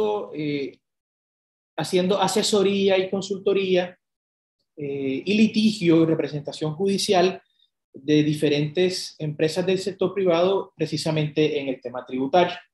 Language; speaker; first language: Spanish; native; Spanish